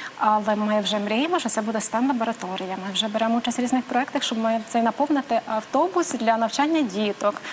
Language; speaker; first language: Ukrainian; native; Ukrainian